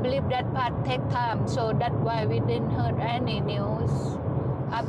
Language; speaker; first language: English; non-native, fluent; Thai